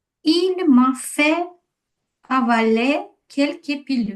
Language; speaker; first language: French; non-native, learner; Ukrainian